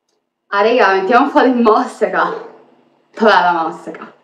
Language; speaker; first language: Italian; early bilingual, other home language; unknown